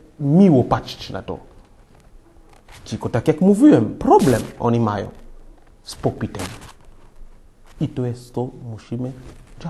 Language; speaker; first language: Polish; non-native, fluent; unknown